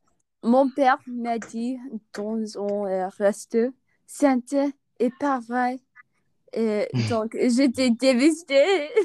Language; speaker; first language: French; non-native, learner; English